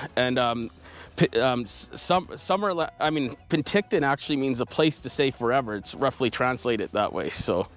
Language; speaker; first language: English; native; English